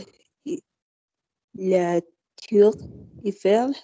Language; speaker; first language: French; non-native, learner; Spanish